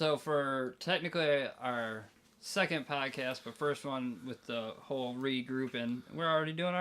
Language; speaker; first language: English; native; English